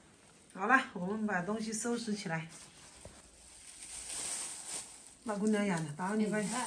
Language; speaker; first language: Chinese; native; Chinese